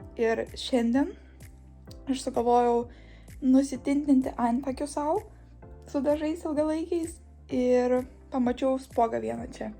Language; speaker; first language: Lithuanian; native; Lithuanian